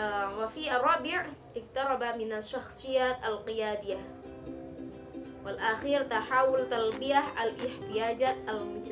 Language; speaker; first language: Arabic; non-native, learner; Indonesian